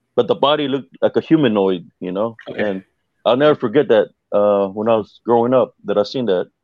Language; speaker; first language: English; native; English